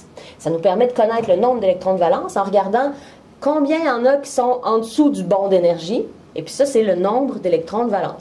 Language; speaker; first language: French; native; French